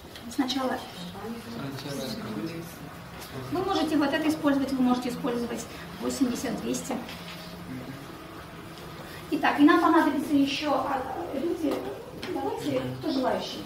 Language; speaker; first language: Russian; native; Russian